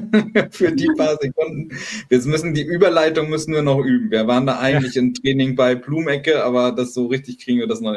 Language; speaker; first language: German; native; German